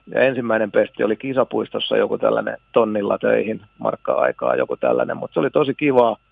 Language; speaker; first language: Finnish; native; Finnish